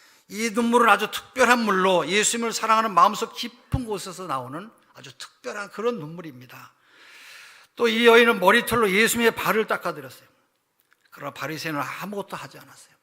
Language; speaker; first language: Korean; native; Korean